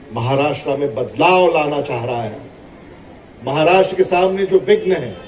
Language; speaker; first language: Hindi; non-native, local second language; Marathi